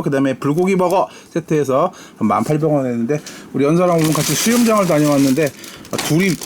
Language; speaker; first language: Korean; native; Korean